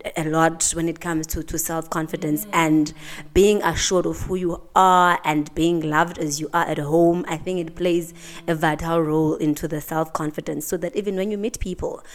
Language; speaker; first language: English; non-native, local second language; Xhosa